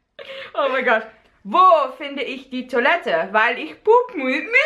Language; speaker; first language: German; non-native, learner; Dutch